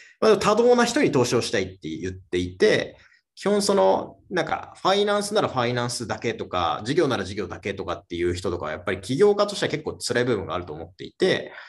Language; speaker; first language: Japanese; native; Japanese